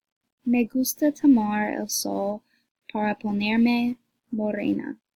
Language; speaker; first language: Spanish; non-native, learner; English